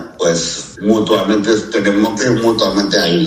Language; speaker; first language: Spanish; non-native, fluent; Chinese